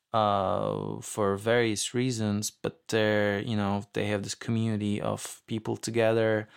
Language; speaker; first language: English; non-native, fluent; Turkish